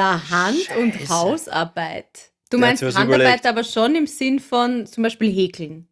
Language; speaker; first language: German; native; German